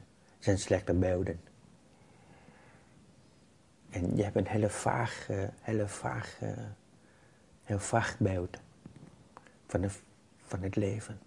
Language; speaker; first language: Dutch; non-native, fluent; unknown